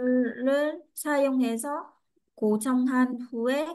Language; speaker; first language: Korean; non-native, learner; Vietnamese